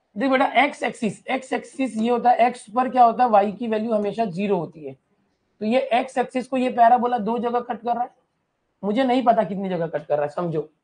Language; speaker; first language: Hindi; non-native, local second language; Marathi